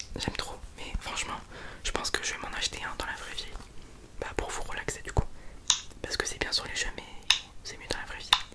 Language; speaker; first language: French; native; French